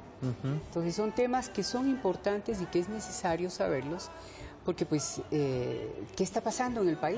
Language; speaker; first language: Spanish; early bilingual, heritage; Spanish